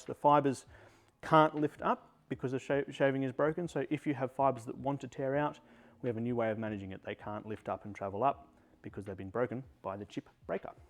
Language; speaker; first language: English; native; English